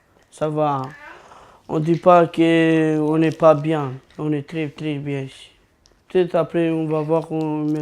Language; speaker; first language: French; non-native, learner; Romanian